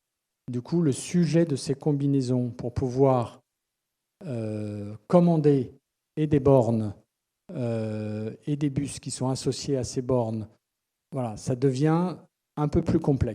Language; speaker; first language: French; native; French